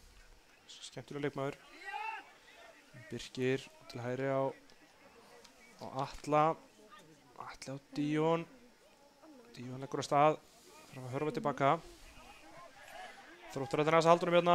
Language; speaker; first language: Icelandic; native; Icelandic